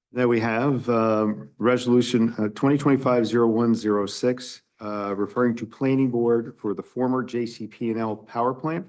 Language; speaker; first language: English; native; English